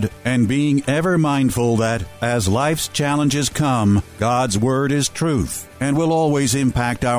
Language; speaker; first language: English; native; English